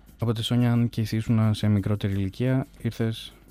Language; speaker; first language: Greek; native; Greek